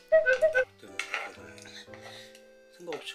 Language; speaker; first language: Korean; native; Korean